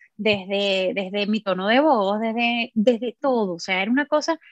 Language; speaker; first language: Spanish; native; Spanish